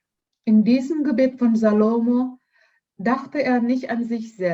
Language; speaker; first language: German; non-native, learner; Indonesian